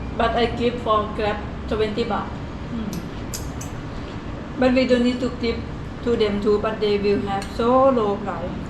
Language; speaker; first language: English; non-native, learner; Thai